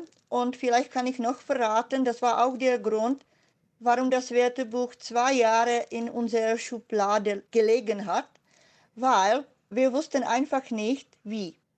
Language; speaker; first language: German; non-native, fluent; Czech